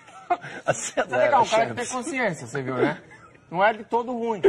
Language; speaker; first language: Portuguese; native; Portuguese